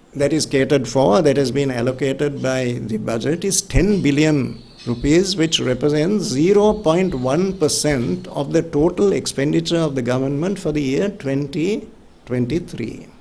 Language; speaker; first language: English; non-native, local second language; Sinhala